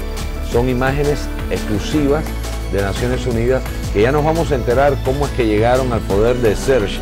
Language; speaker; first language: Spanish; native; Spanish